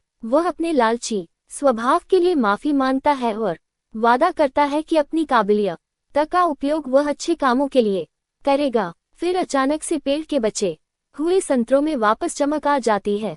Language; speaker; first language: Hindi; native; Hindi